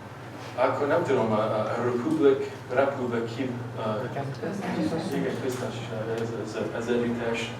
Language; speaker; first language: Hungarian; early bilingual, heritage; English